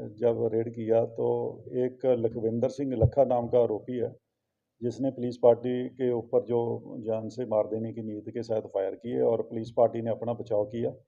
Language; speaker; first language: Hindi; non-native, local second language; Punjabi